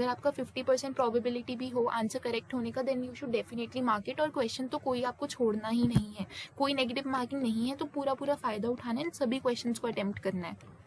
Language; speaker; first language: Hindi; native; Hindi